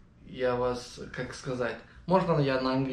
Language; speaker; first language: Russian; non-native, learner; Azerbaijani